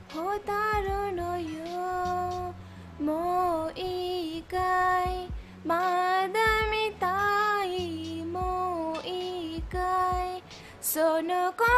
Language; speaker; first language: Japanese; non-native, learner; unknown